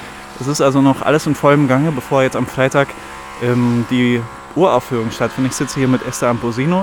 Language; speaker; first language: German; native; German